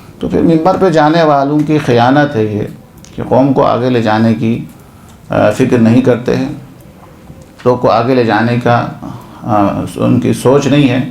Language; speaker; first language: Urdu; non-native, local second language; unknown